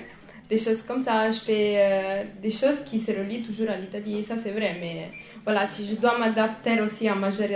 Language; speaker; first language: French; non-native, fluent; Italian